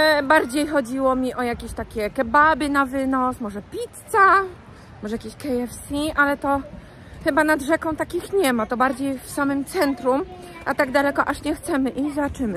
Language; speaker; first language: Polish; native; Polish